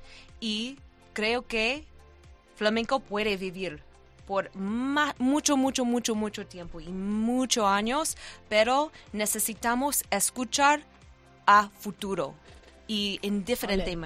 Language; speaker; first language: Spanish; non-native, learner; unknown